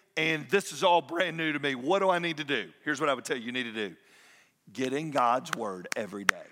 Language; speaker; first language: English; native; English